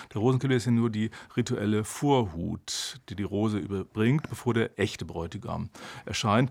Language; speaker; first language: German; native; German